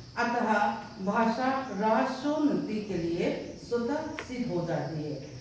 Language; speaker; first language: Hindi; non-native, local second language; Mizo